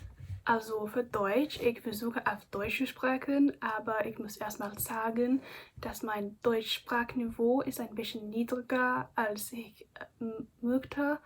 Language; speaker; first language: German; non-native, learner; English